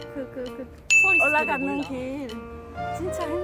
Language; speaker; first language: Korean; non-native, fluent; Arabic